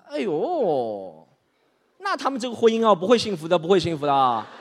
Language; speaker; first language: Chinese; native; Chinese